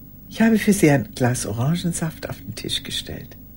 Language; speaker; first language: German; native; German